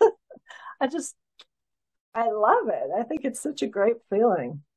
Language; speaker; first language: English; native; English